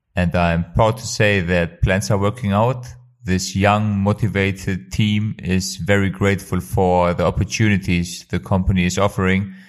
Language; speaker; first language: English; non-native, fluent; Albanian